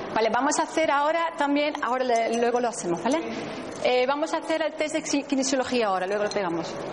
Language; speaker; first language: Spanish; non-native, fluent; Dutch